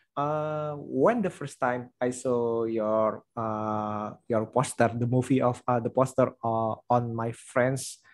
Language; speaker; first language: English; non-native, learner; Indonesian